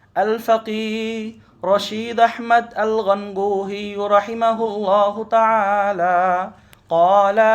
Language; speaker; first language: Arabic; non-native, fluent; Bangla